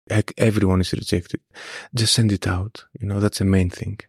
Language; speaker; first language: English; non-native, fluent; Greek